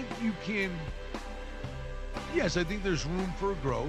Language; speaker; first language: English; native; English